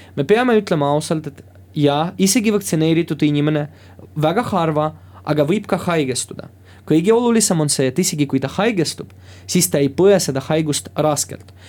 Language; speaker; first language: Estonian; non-native, local second language; Russian